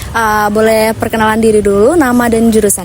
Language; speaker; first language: Indonesian; native; Indonesian